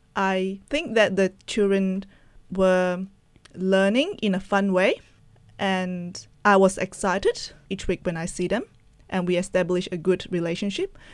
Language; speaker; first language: English; non-native, local second language; Chinese